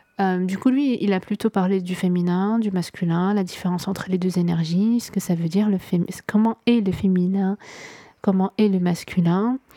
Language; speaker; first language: French; non-native, local second language; Arabic